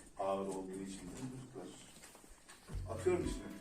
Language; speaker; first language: Turkish; native; Turkish